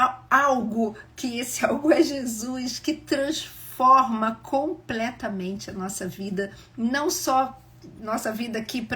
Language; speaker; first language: Portuguese; native; Portuguese